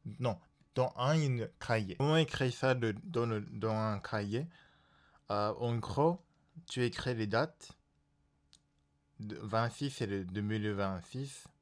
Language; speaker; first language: French; non-native, learner; Japanese